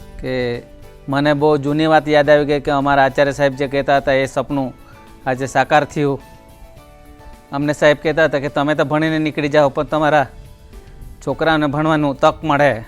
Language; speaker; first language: Gujarati; non-native, local second language; Kukna